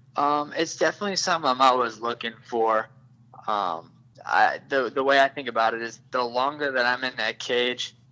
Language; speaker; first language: English; native; English